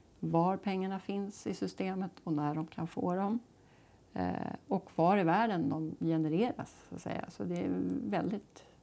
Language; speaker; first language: Swedish; native; Swedish